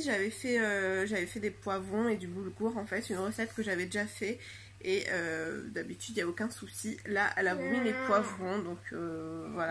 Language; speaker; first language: French; native; French